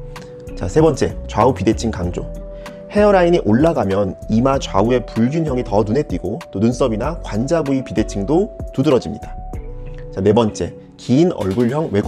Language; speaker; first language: Korean; native; Korean